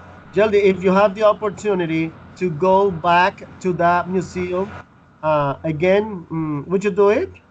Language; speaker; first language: English; non-native, fluent; Spanish